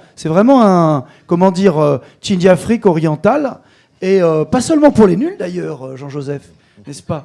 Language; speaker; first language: French; native; French